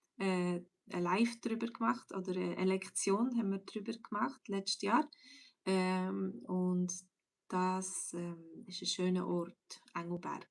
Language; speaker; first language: German; native; German